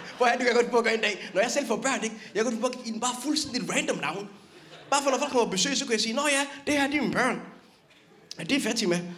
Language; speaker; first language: Danish; early bilingual, other home language; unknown